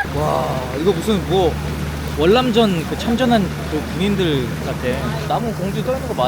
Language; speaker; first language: Korean; native; Korean